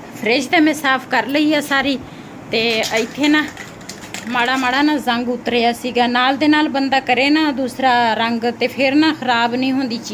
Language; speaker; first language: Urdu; non-native, local second language; Punjabi